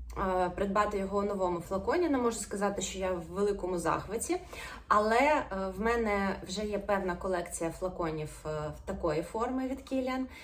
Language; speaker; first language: Ukrainian; non-native, local second language; Russian